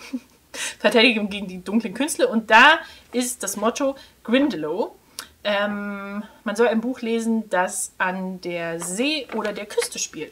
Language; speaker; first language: German; native; German